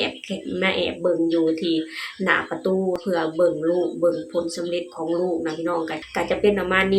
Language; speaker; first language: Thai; non-native, local second language; Lao